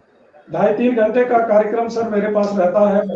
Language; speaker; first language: Hindi; native; Hindi